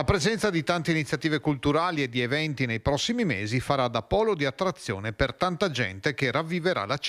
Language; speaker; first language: Italian; native; Italian